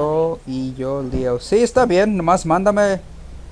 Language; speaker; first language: Spanish; early bilingual, heritage; Spanish